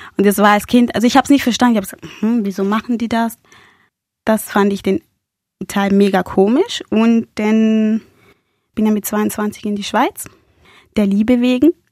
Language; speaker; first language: German; non-native, fluent; Spanish